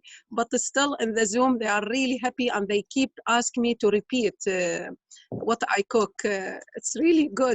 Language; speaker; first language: English; non-native, learner; Arabic